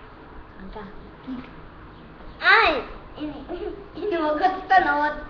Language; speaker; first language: Hebrew; early bilingual, other home language; Russian